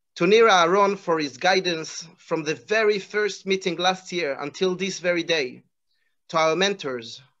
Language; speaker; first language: English; non-native, fluent; Hebrew